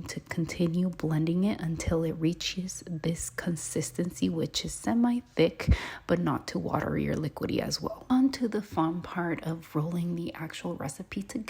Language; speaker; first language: English; early bilingual, other home language; Spanish